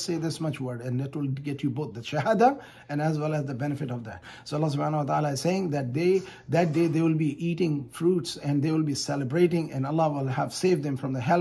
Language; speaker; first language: English; non-native, fluent; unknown